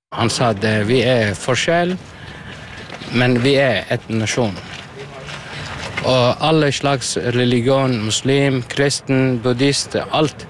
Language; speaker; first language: Norwegian; non-native, learner; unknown